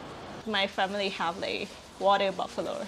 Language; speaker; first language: English; non-native, learner; Thai